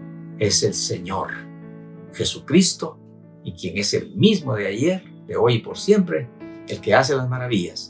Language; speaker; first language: Spanish; native; Spanish